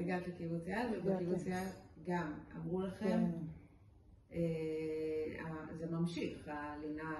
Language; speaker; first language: Hebrew; native; Hebrew